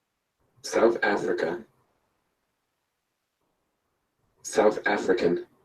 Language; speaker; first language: English; non-native, learner; Spanish